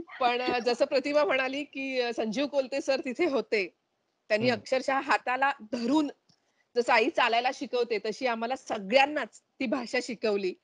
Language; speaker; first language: Marathi; native; Marathi